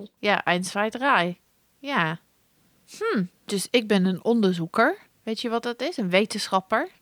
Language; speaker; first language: Dutch; non-native, fluent; English